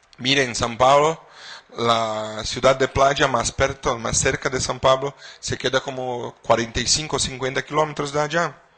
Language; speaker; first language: Spanish; non-native, fluent; Portuguese